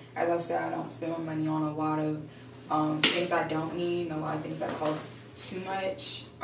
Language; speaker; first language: English; native; English